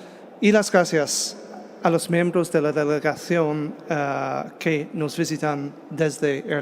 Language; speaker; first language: Spanish; non-native, fluent; English